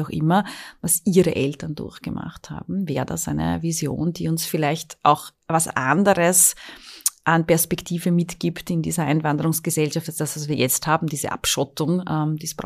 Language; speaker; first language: German; native; German